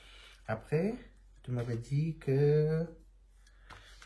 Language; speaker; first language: French; non-native, learner; Spanish